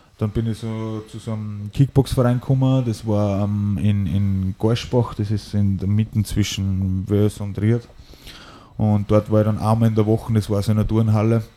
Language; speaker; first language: German; native; German